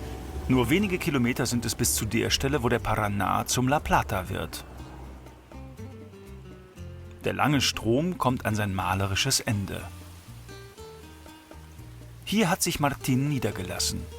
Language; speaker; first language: German; native; German